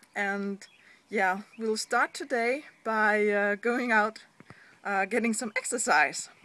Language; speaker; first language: English; non-native, fluent; Danish